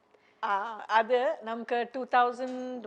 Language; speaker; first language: Malayalam; non-native, fluent; Kannada